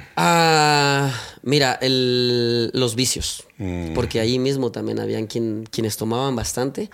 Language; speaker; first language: Spanish; native; Spanish